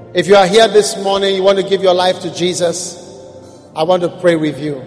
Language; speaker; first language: English; non-native, local second language; Akan